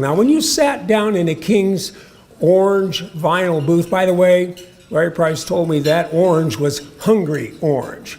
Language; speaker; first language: English; native; English